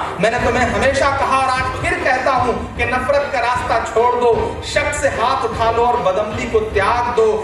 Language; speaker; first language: Urdu; native; Urdu